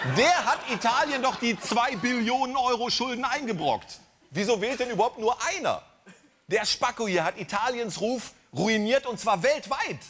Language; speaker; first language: German; native; German